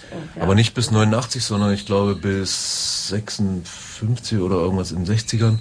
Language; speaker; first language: German; native; German